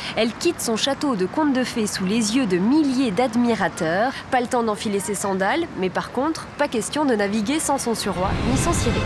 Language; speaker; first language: French; native; French